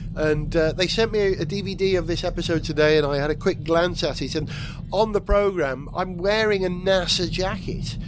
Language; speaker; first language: English; native; English